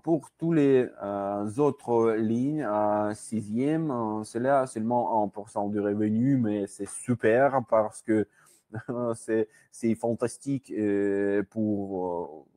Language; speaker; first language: French; non-native, learner; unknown